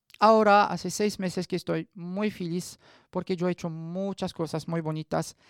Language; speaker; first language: Spanish; non-native, learner; Arabic